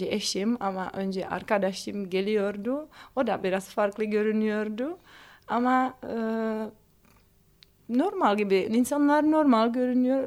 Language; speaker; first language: Turkish; non-native, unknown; Czech